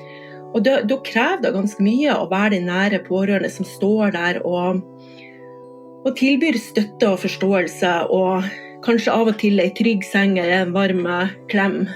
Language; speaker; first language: Norwegian; native; Norwegian